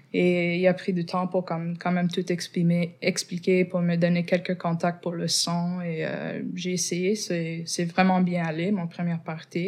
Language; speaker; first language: French; non-native, fluent; English